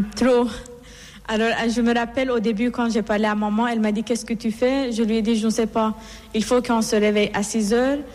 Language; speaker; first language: French; non-native, fluent; Persian